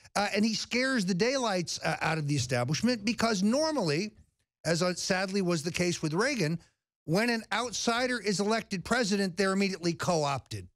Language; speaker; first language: English; native; English